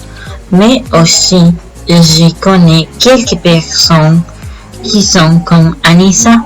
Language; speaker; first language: French; non-native, learner; Spanish